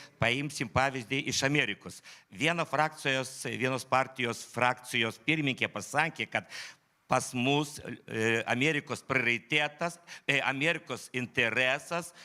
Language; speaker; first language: Lithuanian; non-native, local second language; Polish